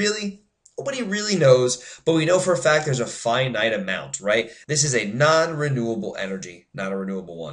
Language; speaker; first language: English; native; English